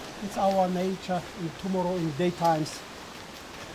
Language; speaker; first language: English; non-native, learner; Tajik